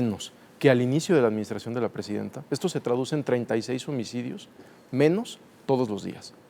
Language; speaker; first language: Spanish; native; Spanish